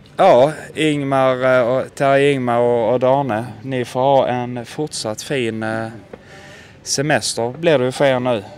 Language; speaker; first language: Swedish; native; Swedish